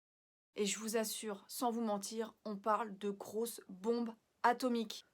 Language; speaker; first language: French; native; French